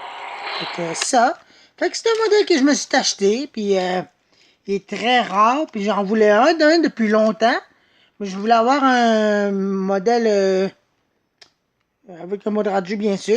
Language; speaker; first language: French; native; French